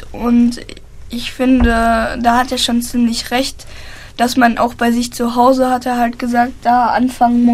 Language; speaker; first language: German; native; German